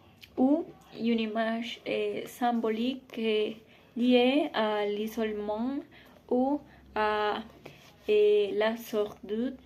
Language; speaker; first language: French; non-native, learner; Spanish